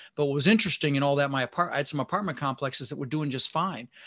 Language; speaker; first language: English; early bilingual, other home language; Dutch